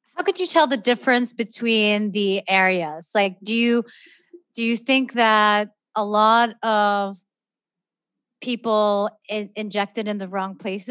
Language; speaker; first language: English; non-native, local second language; Filipino